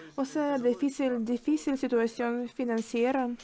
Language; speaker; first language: Spanish; non-native, fluent; Ukrainian